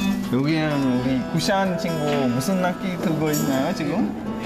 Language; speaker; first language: Korean; non-native, fluent; Sinhala